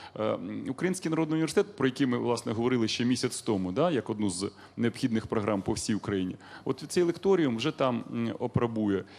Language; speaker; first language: Ukrainian; native; Ukrainian